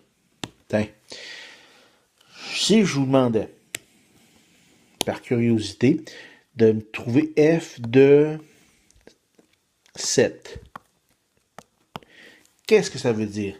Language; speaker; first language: French; native; French